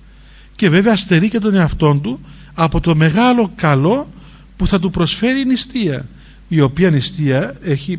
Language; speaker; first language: Greek; native; Greek